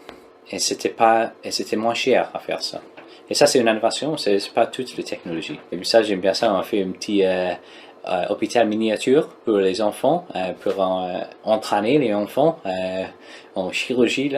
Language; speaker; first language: French; non-native, learner; English